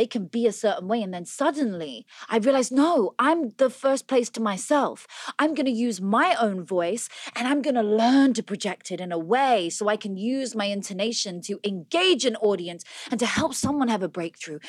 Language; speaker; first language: English; native; English